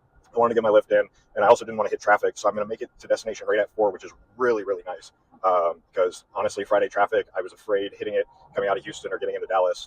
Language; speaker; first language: English; native; English